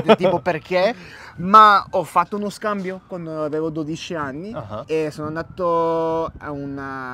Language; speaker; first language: Italian; non-native, fluent; English